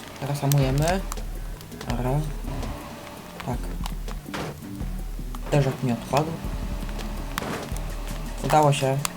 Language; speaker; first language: Polish; native; Polish